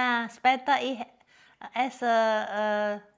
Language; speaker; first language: German; non-native, learner; Indonesian